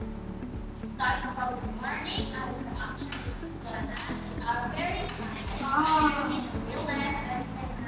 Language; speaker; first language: English; non-native, learner; Indonesian